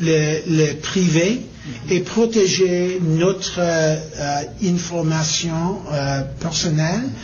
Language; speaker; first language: French; non-native, learner; English